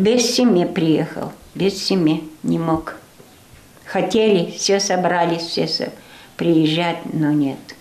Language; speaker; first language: Russian; non-native, local second language; Albanian